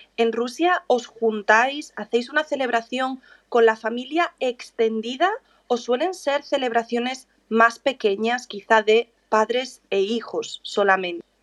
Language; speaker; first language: Spanish; native; Spanish